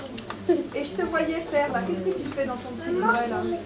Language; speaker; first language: French; native; French